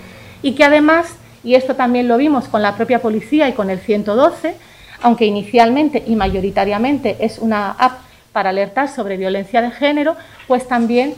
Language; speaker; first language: Spanish; native; Spanish